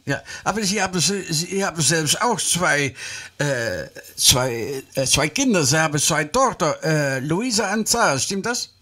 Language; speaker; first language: German; non-native, learner; Dutch